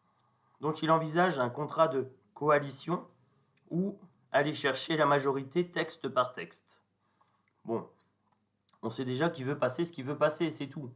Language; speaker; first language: French; native; French